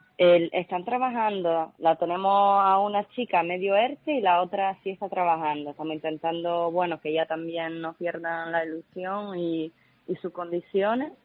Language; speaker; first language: Spanish; non-native, fluent; Italian